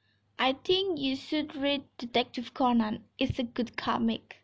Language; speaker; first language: English; non-native, learner; Indonesian